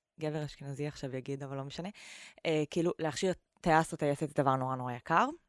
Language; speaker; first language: Hebrew; native; Hebrew